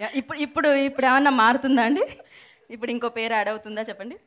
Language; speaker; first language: Telugu; native; Telugu